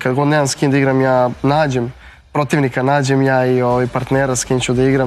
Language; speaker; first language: Serbian; native; Serbian